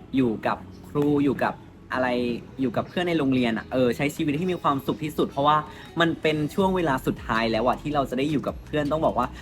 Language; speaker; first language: Thai; non-native, local second language; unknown